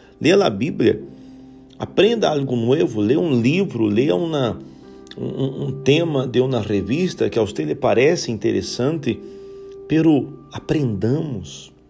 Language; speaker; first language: Portuguese; non-native, learner; Spanish